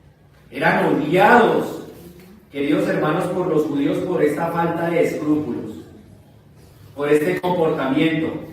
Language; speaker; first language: Spanish; native; Spanish